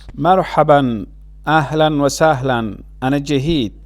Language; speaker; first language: Arabic; non-native, learner; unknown